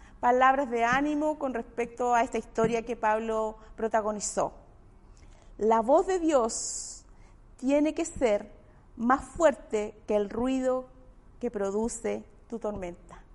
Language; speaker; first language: Spanish; native; Spanish